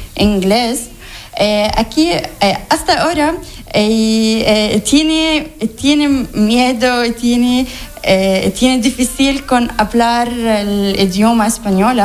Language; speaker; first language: Spanish; non-native, learner; Arabic